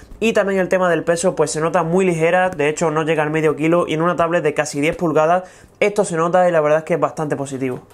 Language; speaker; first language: Spanish; native; Spanish